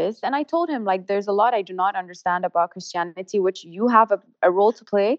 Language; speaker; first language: English; non-native, local second language; Arabic